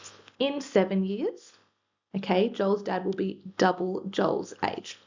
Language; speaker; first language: English; native; English